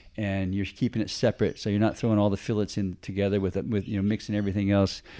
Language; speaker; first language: English; native; English